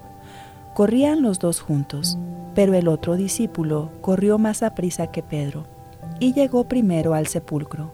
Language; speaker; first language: Spanish; native; Spanish